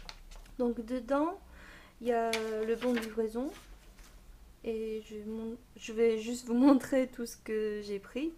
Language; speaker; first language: French; non-native, fluent; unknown